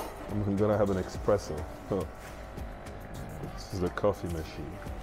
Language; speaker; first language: English; non-native, fluent; French